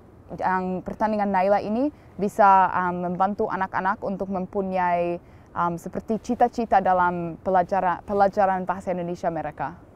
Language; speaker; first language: Indonesian; non-native, fluent; English